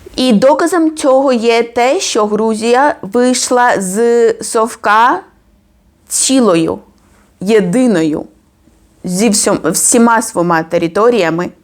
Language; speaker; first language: Ukrainian; non-native, fluent; Georgian